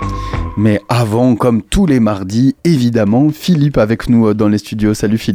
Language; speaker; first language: French; native; French